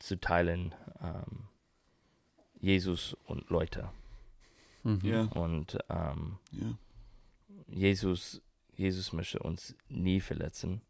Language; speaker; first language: German; non-native, learner; English